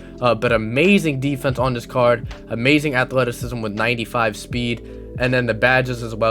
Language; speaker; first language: English; native; English